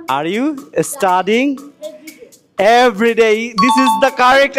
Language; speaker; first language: English; non-native, fluent; Bangla